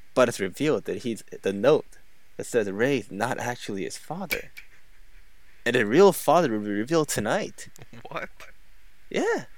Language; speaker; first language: English; non-native, fluent; Korean